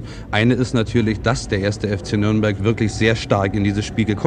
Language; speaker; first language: German; native; German